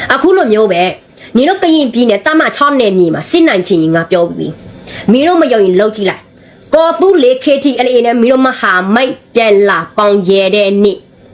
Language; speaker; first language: Burmese; non-native, local second language; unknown